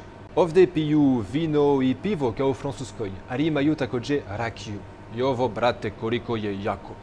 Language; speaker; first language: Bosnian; non-native, fluent; French